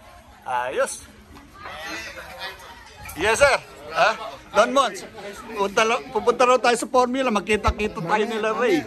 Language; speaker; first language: Filipino; native; Filipino